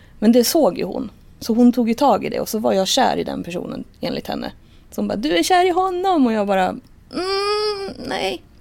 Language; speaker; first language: Swedish; native; Swedish